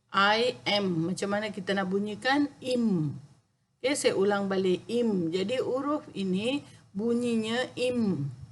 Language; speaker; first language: Malay; non-native, local second language; Tamil